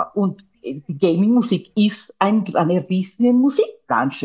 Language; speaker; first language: German; non-native, fluent; Spanish